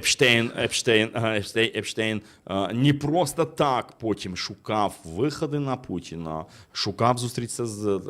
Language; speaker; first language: Ukrainian; non-native, fluent; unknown